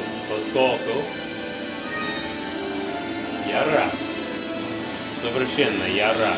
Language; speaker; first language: Russian; non-native, learner; English